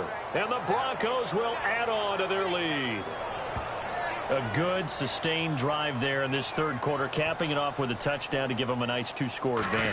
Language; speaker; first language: English; native; English